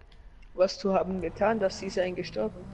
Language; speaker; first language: German; non-native, learner; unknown